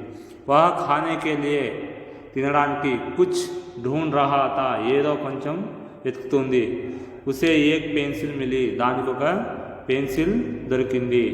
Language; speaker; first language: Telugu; native; Telugu